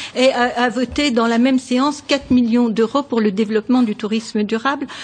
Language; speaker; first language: French; native; French